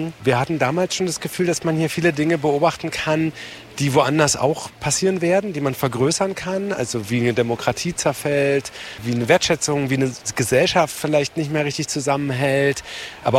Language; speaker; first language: German; native; German